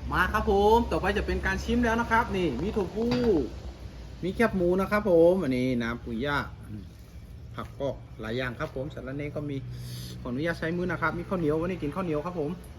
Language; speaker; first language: Thai; non-native, local second language; Shan